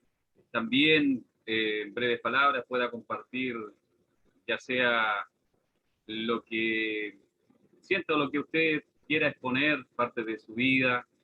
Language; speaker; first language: Spanish; native; Spanish